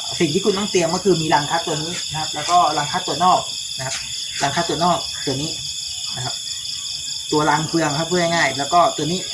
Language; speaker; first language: Thai; native; Thai